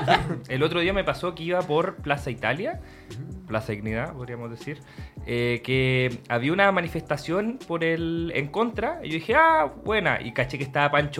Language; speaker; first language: Spanish; native; Spanish